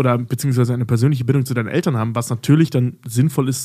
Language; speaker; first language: German; native; German